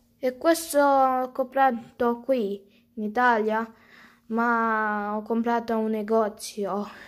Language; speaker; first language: Italian; early bilingual, other home language; Romanian